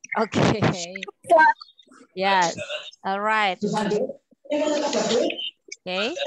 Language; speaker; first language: English; non-native, fluent; Indonesian